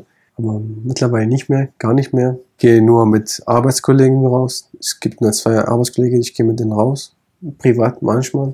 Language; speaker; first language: German; non-native, fluent; Kurdish